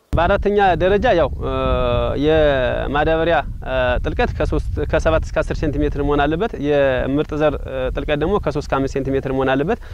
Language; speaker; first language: Amharic; native; Amharic